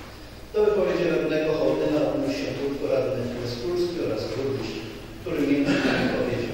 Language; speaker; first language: Polish; native; Polish